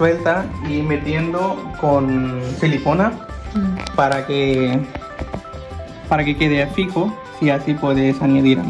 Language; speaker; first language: Spanish; non-native, learner; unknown